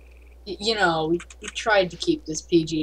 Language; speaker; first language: English; native; English